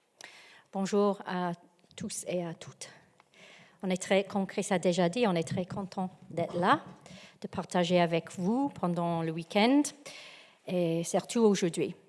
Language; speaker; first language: French; non-native, fluent; English